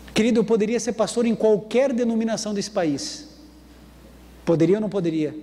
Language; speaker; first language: Portuguese; native; Portuguese